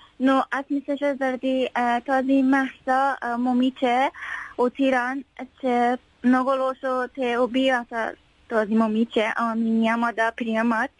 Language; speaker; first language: Bulgarian; non-native, learner; Persian